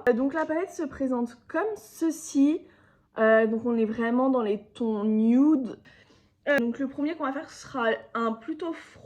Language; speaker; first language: French; native; French